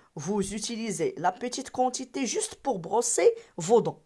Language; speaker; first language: French; non-native, local second language; Arabic